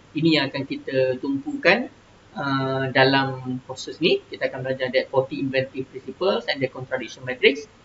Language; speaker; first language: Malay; native; Malay